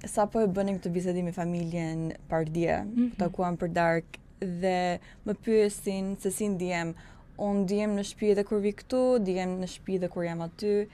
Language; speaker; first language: Albanian; early bilingual, heritage; Albanian